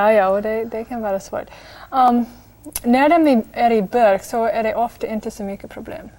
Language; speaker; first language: Swedish; non-native, fluent; English